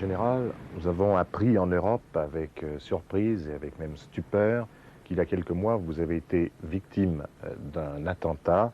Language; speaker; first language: French; native; French